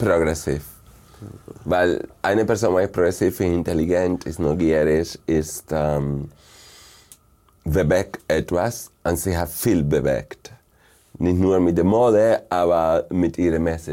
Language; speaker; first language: German; non-native, fluent; Spanish